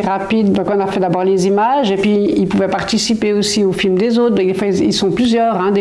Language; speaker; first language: French; native; French